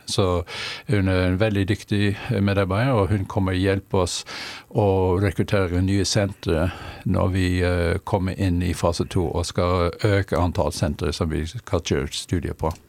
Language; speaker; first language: Norwegian; non-native, fluent; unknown